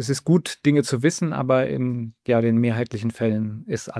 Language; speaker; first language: German; native; German